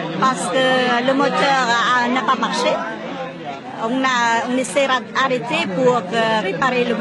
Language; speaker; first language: French; non-native, local second language; Vietnamese